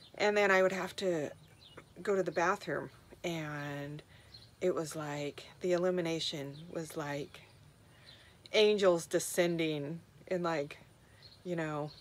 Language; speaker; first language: English; native; English